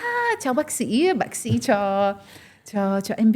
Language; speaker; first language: Vietnamese; non-native, fluent; French